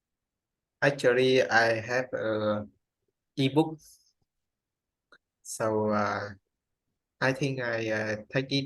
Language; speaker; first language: English; non-native, learner; Vietnamese